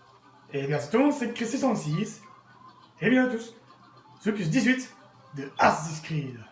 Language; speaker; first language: French; native; French